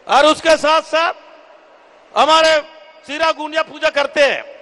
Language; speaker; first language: Hindi; native; Hindi